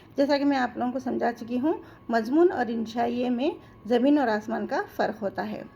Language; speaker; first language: Urdu; native; Urdu